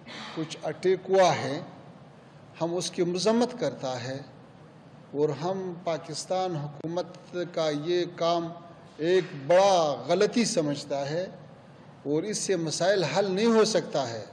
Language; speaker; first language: Hindi; non-native, fluent; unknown